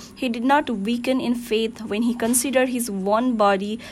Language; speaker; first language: English; non-native, local second language; Nepali